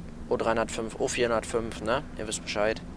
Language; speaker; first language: German; native; German